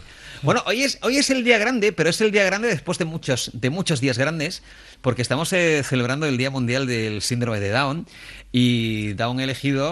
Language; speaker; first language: Spanish; native; Spanish